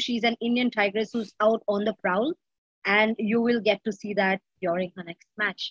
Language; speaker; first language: English; non-native, local second language; Hindi